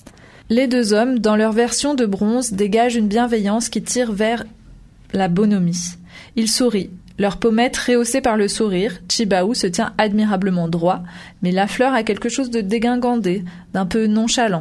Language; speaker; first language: French; native; French